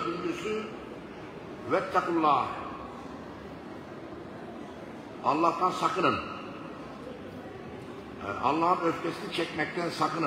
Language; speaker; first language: Turkish; native; Turkish